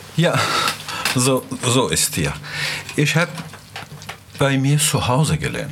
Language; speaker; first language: German; non-native, fluent; Azerbaijani